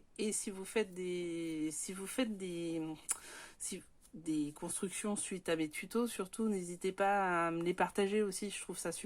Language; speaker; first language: French; native; French